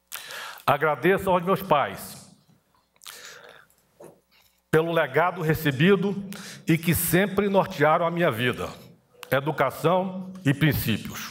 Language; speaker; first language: Portuguese; native; Portuguese